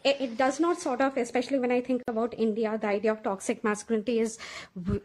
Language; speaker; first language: English; non-native, local second language; Bangla